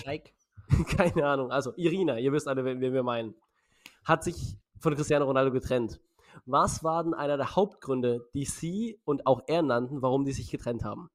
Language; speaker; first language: German; native; German